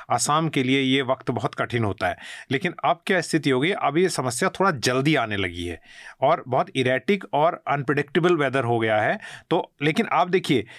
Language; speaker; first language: Hindi; native; Hindi